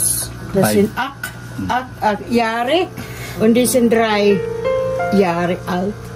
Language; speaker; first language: German; non-native, learner; Filipino